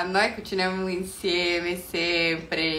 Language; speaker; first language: Italian; non-native, fluent; Portuguese